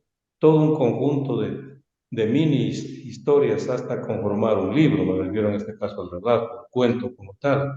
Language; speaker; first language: Spanish; native; Spanish